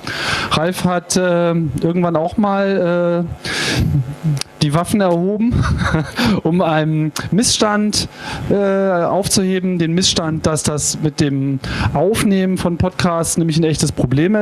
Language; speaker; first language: German; native; German